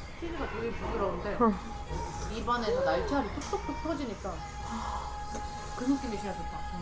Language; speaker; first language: Korean; native; Korean